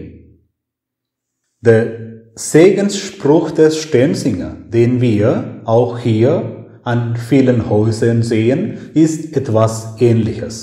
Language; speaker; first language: German; non-native, fluent; Malayalam